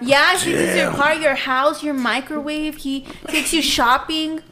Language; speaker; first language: English; early bilingual, other home language; Spanish